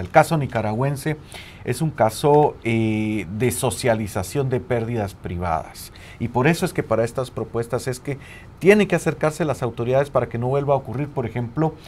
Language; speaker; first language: Spanish; native; Spanish